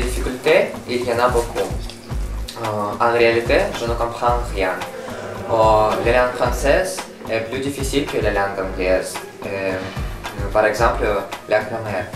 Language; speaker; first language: French; non-native, learner; Russian